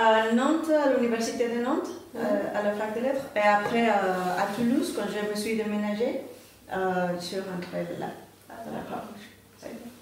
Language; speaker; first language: French; non-native, fluent; Spanish